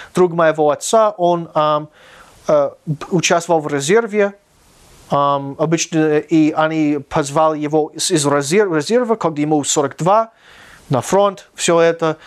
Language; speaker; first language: Russian; non-native, learner; English